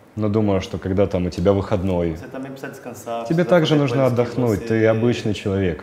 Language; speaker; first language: Russian; non-native, fluent; Portuguese